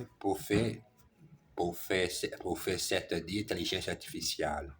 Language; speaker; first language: French; non-native, learner; German